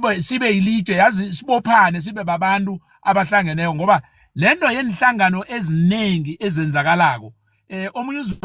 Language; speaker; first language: Zulu; non-native, local second language; South Ndebele